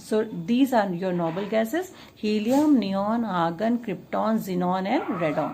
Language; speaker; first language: English; non-native, local second language; Hindi